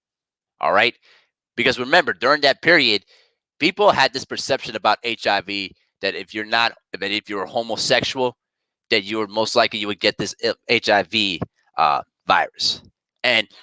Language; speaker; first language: English; native; English